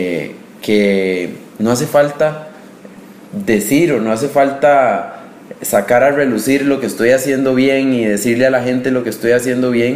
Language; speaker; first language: Spanish; native; Spanish